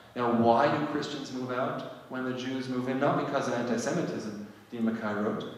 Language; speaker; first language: English; native; English